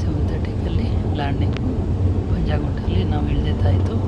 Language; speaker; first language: Kannada; non-native, local second language; Telugu